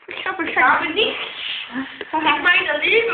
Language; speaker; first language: German; non-native, learner; Dutch